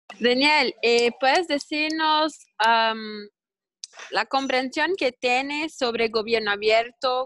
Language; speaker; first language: Spanish; non-native, learner; Portuguese